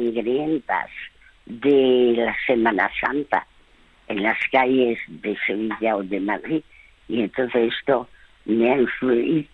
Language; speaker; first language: Spanish; early bilingual, other home language; French